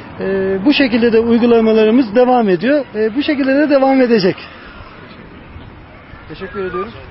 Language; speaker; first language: Turkish; native; Turkish